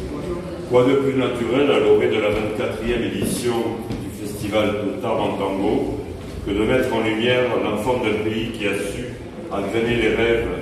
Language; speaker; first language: French; native; French